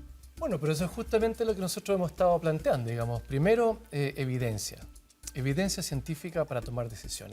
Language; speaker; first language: Spanish; native; Spanish